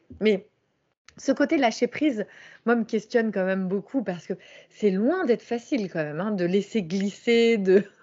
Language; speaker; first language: French; native; French